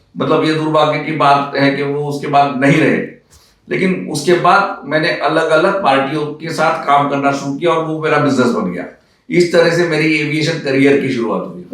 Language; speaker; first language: Hindi; non-native, local second language; Marathi